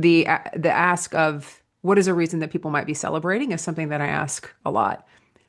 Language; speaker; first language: English; native; English